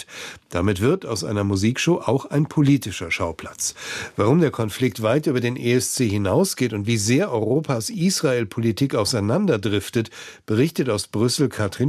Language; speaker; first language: German; native; German